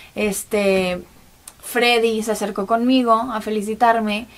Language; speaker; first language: Spanish; native; Spanish